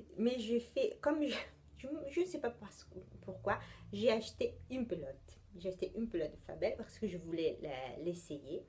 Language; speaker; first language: French; non-native, fluent; Italian